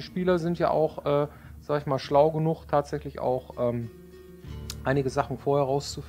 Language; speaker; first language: German; native; German